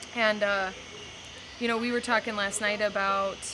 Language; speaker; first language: English; native; English